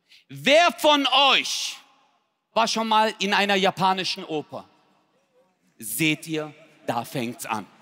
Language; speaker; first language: German; early bilingual, other home language; Turkish